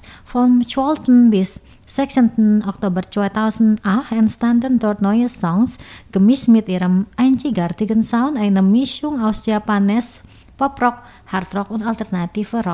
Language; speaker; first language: German; non-native, learner; Indonesian